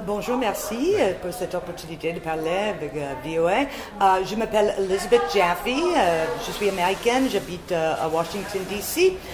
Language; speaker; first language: French; non-native, fluent; English